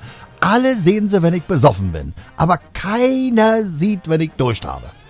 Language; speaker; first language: German; native; German